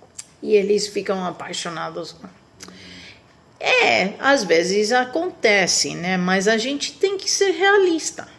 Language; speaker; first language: Portuguese; non-native, fluent; Spanish